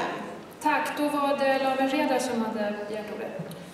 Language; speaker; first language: Swedish; native; Swedish